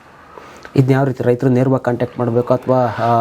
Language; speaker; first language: Kannada; native; Kannada